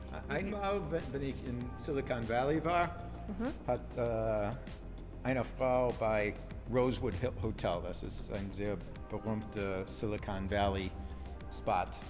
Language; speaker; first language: German; non-native, fluent; English